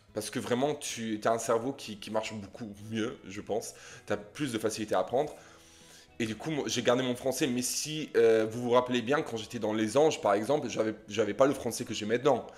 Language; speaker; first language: French; non-native, fluent; Italian